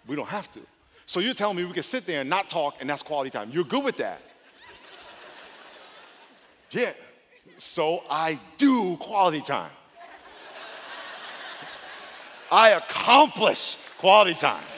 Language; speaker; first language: English; native; English